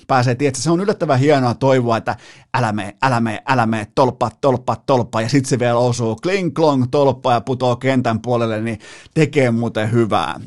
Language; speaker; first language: Finnish; native; Finnish